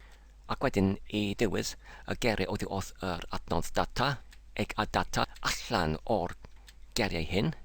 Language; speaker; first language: Welsh; non-native, fluent; English